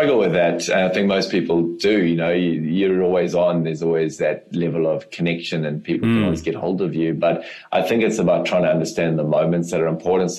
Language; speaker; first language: English; native; English